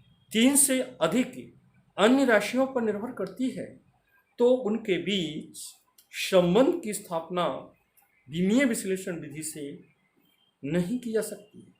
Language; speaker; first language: Hindi; native; Hindi